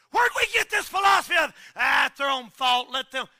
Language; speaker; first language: English; native; English